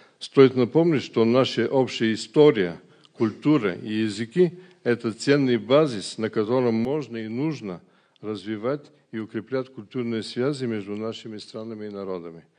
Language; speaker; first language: Russian; non-native, fluent; Bulgarian